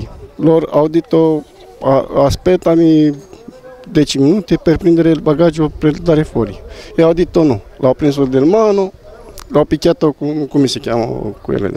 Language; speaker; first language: Italian; non-native, learner; Romanian